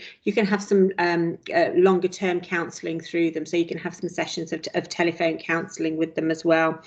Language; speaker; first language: English; native; English